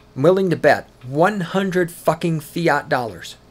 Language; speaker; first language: English; native; English